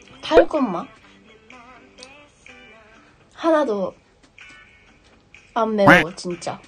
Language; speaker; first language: Korean; non-native, learner; Japanese